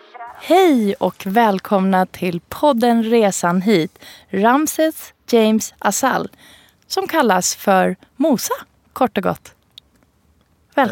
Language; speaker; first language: Swedish; native; Swedish